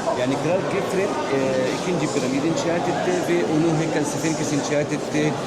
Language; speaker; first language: Turkish; non-native, learner; Arabic